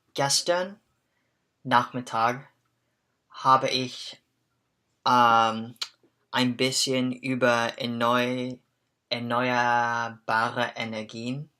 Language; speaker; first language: German; non-native, learner; English